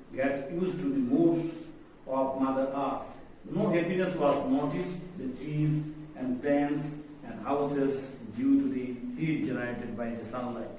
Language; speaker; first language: English; non-native, local second language; Bangla